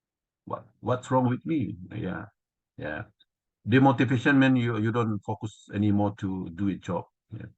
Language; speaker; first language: English; non-native, learner; Indonesian